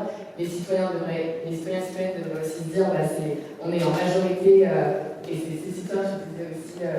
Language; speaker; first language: French; native; French